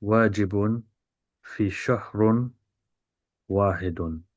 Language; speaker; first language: Arabic; non-native, learner; English